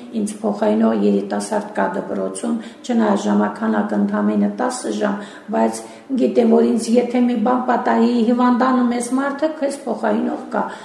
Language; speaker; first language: Armenian; native; Armenian